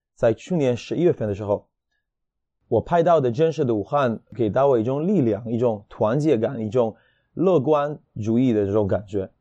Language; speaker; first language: Chinese; non-native, fluent; Hebrew